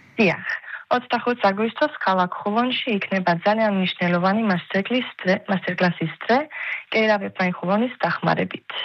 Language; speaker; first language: Georgian; early bilingual, heritage; Georgian